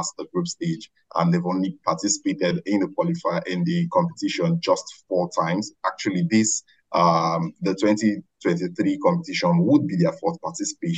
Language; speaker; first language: English; non-native, local second language; Igbo